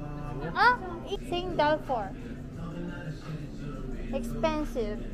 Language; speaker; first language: Korean; non-native, learner; Filipino